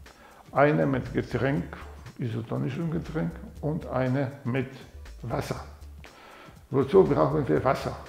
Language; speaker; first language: German; non-native, fluent; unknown